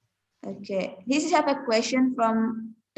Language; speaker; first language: English; non-native, learner; Indonesian